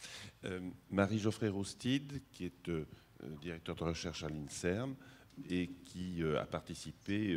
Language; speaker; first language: French; native; French